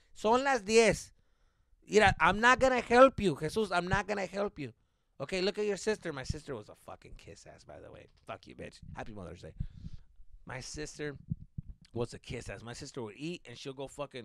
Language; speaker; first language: English; early bilingual, other home language; Spanish